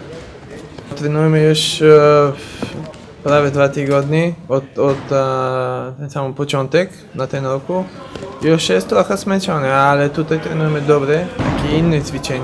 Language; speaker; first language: Polish; non-native, learner; Bulgarian